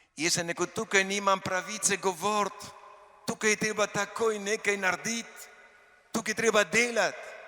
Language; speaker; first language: Slovenian; early bilingual, heritage; Slovenian